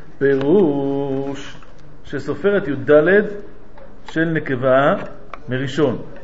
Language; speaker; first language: Hebrew; non-native, fluent; French